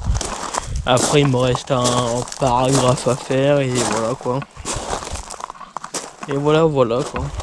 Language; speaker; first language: French; native; French